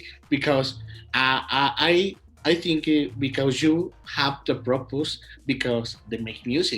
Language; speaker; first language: English; non-native, learner; Spanish